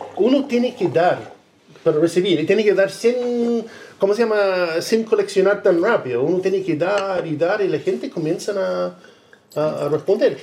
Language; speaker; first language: Spanish; non-native, fluent; English